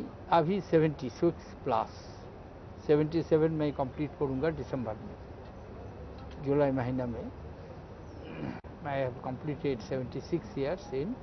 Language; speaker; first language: Hindi; non-native, local second language; Bangla